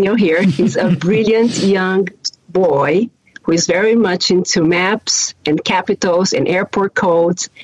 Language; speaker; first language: English; non-native, fluent; Portuguese